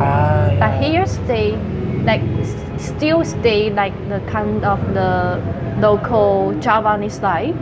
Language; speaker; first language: English; non-native, fluent; Chinese